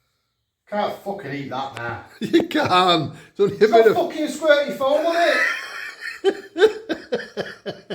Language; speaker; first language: English; native; English